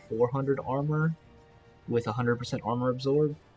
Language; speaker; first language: English; native; English